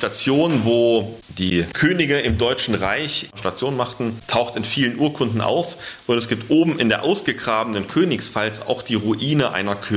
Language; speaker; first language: German; native; German